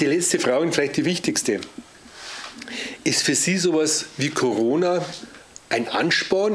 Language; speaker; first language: German; native; German